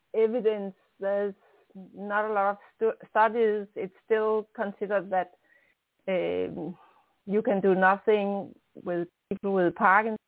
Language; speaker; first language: English; non-native, fluent; Danish